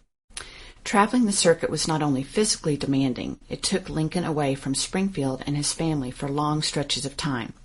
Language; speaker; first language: English; native; English